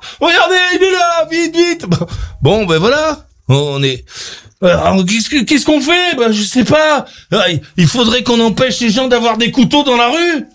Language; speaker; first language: French; native; French